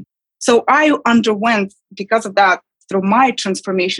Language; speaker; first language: English; non-native, fluent; Kazakh